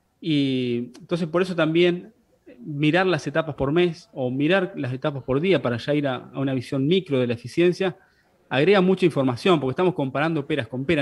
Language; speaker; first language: Spanish; native; Spanish